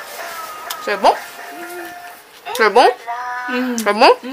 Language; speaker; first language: French; non-native, learner; Korean